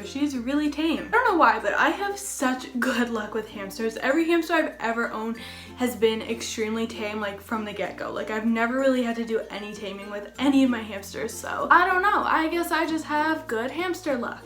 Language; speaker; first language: English; native; English